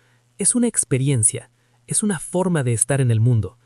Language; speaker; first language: Spanish; native; Spanish